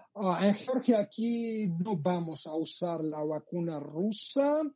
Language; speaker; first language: Spanish; non-native, fluent; Georgian